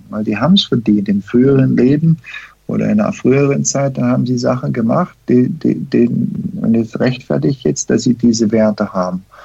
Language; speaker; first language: German; early bilingual, heritage; German